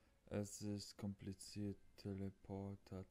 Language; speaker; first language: German; non-native, learner; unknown